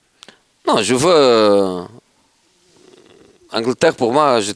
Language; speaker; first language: French; non-native, fluent; Portuguese